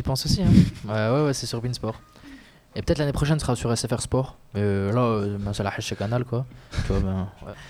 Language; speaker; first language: French; native; French